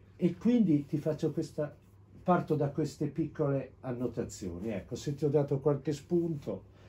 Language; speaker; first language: Italian; native; Italian